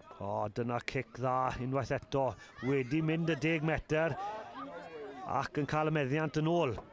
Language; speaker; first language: Welsh; native; Welsh